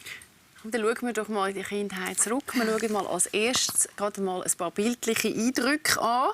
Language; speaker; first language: German; native; German